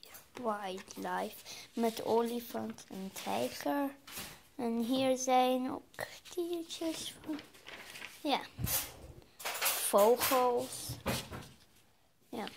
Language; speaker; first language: Dutch; early bilingual, other home language; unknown